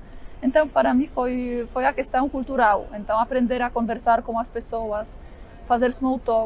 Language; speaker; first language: Portuguese; non-native, fluent; Polish